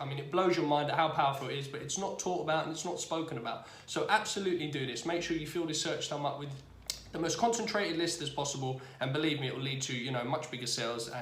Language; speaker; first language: English; native; English